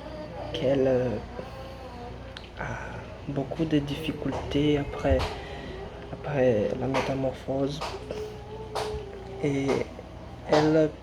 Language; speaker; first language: French; non-native, learner; Portuguese